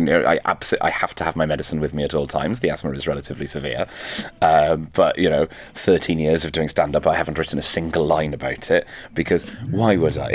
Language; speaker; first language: English; non-native, local second language; Welsh